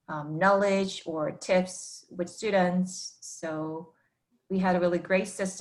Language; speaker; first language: English; non-native, fluent; Korean